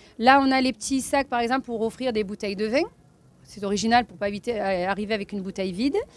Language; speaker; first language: French; native; French